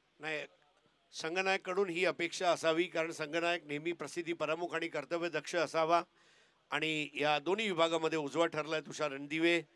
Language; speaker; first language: Marathi; native; Marathi